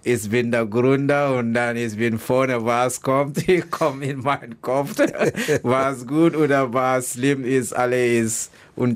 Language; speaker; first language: German; non-native, learner; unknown